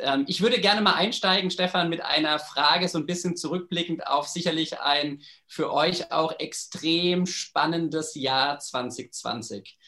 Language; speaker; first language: German; native; German